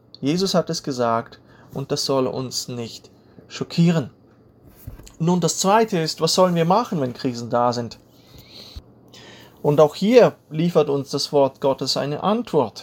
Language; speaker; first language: German; native; German